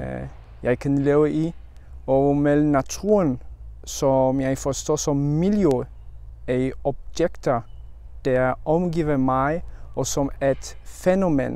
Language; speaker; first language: Danish; non-native, learner; Polish